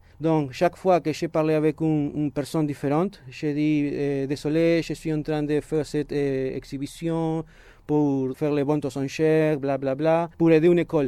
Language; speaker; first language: French; non-native, fluent; Spanish